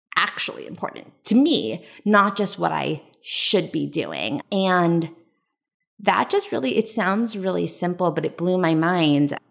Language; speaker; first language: English; native; English